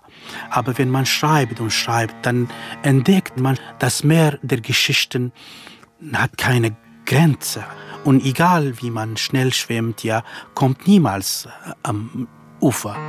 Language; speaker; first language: German; non-native, fluent; Kurdish